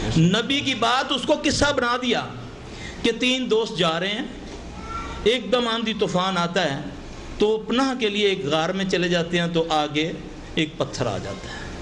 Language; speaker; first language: Urdu; non-native, local second language; Punjabi